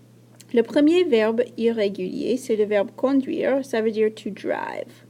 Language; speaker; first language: French; non-native, fluent; English